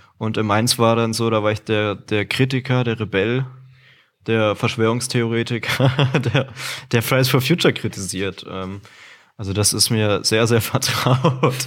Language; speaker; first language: German; native; German